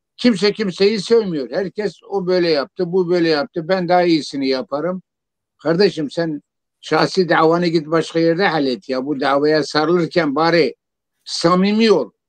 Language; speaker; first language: Turkish; non-native, local second language; Zaza